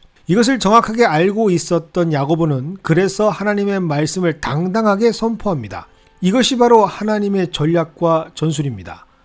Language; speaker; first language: Korean; native; Korean